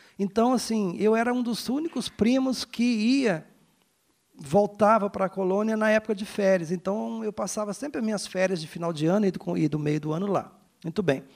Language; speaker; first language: Portuguese; native; Portuguese